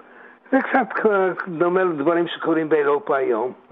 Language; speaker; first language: Hebrew; non-native, fluent; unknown